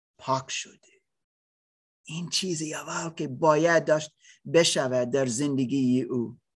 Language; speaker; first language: Persian; non-native, learner; English